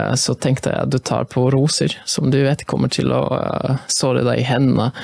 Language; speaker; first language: Norwegian; non-native, fluent; Polish